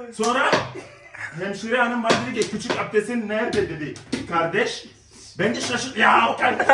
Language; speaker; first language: Turkish; non-native, fluent; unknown